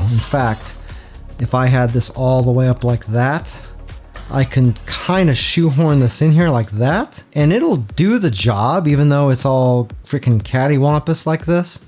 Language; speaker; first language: English; native; English